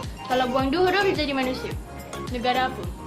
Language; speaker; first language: Malay; native; Malay